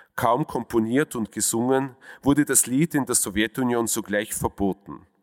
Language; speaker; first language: German; early bilingual, other home language; Russian